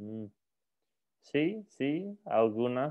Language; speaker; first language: Spanish; non-native, learner; English